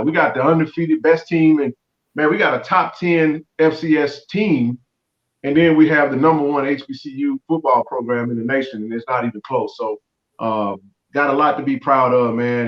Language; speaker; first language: English; native; English